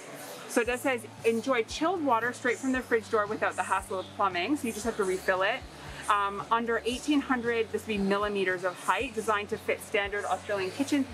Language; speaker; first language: English; native; English